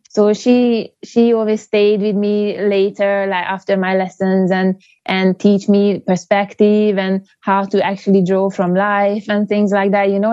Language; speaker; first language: English; non-native, fluent; Hungarian